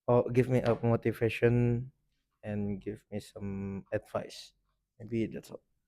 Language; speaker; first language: English; non-native, learner; Indonesian